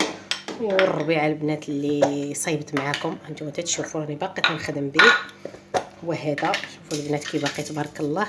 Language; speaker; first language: Arabic; native; Arabic